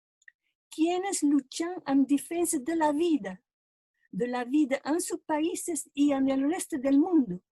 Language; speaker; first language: Spanish; non-native, fluent; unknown